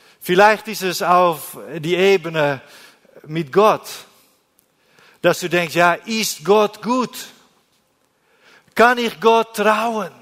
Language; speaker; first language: German; non-native, learner; Dutch